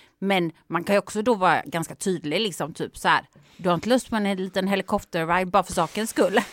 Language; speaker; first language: Swedish; native; Swedish